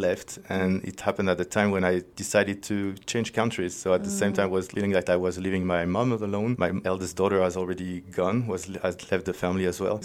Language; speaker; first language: English; non-native, fluent; French